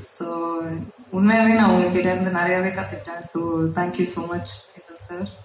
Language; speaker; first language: Tamil; native; Tamil